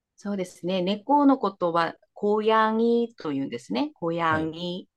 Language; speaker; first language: Japanese; non-native, fluent; Korean